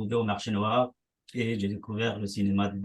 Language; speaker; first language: French; non-native, fluent; Persian